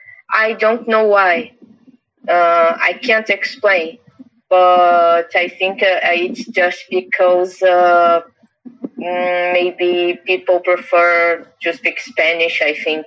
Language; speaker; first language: English; non-native, learner; Portuguese